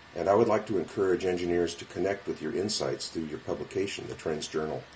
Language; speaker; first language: English; native; English